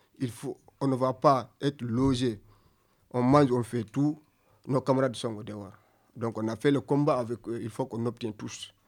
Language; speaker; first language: French; non-native, local second language; Fula